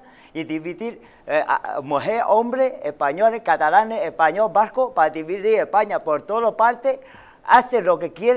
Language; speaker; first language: Spanish; non-native, learner; Chinese